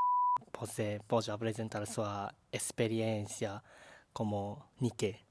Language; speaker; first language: Portuguese; non-native, learner; Japanese